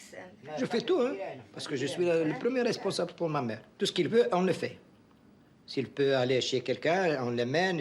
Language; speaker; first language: French; non-native, local second language; Arabic